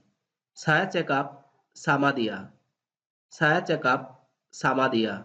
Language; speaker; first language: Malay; non-native, fluent; Bangla